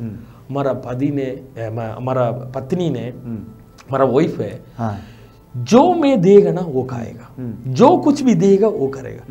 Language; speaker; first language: Hindi; non-native, local second language; Tamil